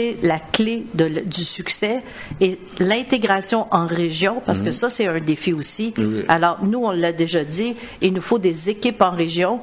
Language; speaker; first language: French; native; French